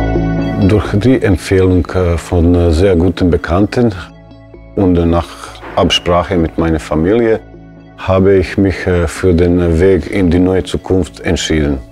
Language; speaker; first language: German; non-native, fluent; Bosnian